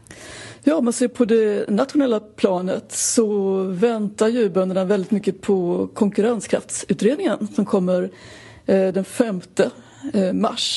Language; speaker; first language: Swedish; native; Swedish